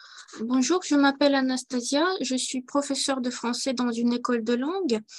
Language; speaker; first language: French; non-native, fluent; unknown